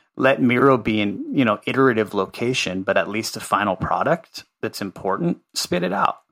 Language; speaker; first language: English; native; English